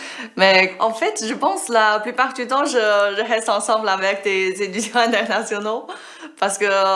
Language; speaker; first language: French; non-native, fluent; Chinese